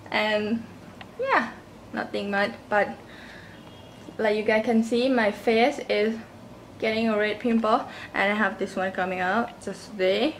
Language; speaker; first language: English; non-native, learner; Thai